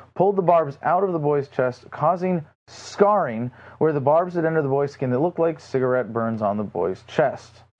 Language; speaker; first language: English; native; English